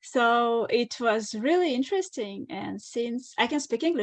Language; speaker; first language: English; non-native, fluent; Russian